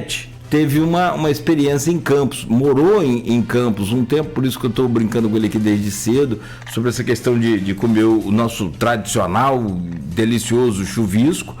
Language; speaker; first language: Portuguese; native; Portuguese